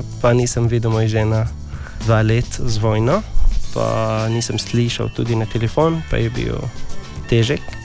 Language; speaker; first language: Slovenian; non-native, learner; Arabic